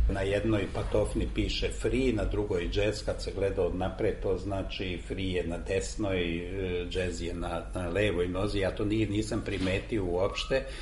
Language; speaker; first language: Serbian; non-native, local second language; Hungarian